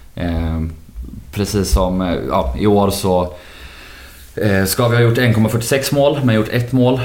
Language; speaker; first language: Swedish; native; Swedish